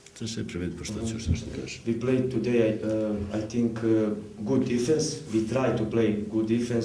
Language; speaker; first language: English; non-native, learner; Serbian